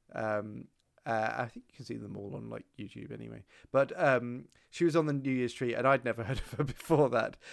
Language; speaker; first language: English; native; English